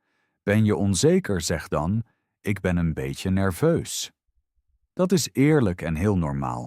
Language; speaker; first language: Dutch; non-native, fluent; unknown